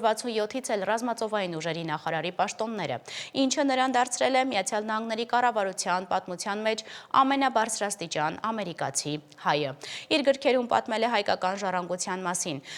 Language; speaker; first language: Armenian; native; Armenian